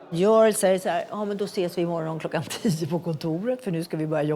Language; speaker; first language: Swedish; native; Swedish